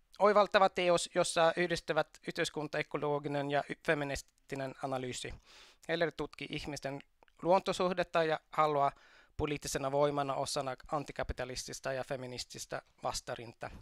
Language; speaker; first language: Finnish; non-native, fluent; Swedish